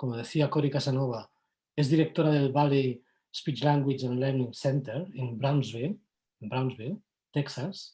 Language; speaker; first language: Spanish; non-native, local second language; Catalan